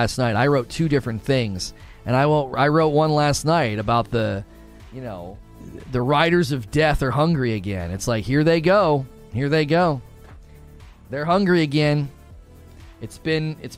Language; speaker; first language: English; native; English